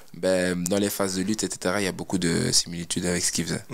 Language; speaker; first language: French; native; French